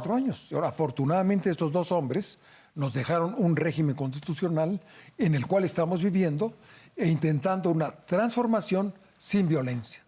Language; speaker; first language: Spanish; native; Spanish